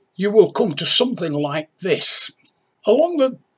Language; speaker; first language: English; native; English